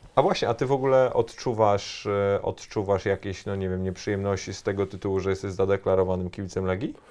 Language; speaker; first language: Polish; native; Polish